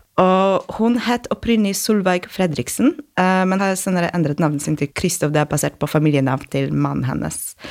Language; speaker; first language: Norwegian; non-native, fluent; Polish